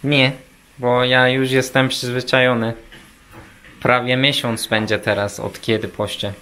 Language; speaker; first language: Polish; non-native, learner; Turkish